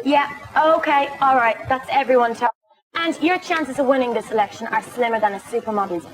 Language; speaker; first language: English; native; English